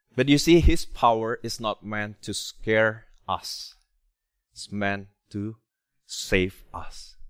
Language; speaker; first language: English; non-native, fluent; Indonesian